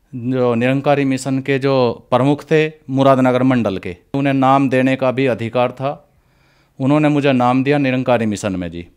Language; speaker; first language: Hindi; native; Hindi